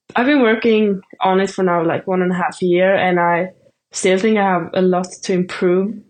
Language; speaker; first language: English; non-native, fluent; Swedish